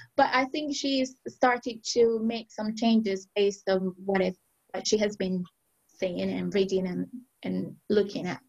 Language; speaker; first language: English; non-native, fluent; Spanish